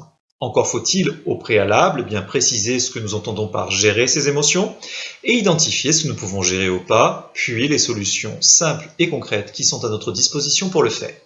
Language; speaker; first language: French; native; French